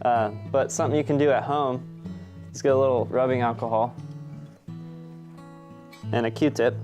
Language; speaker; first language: English; native; English